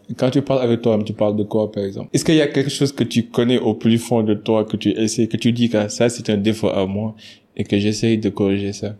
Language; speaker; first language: French; non-native, local second language; Wolof